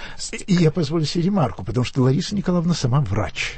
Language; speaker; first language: Russian; native; Russian